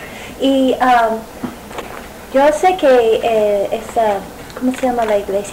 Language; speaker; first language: Spanish; non-native, fluent; English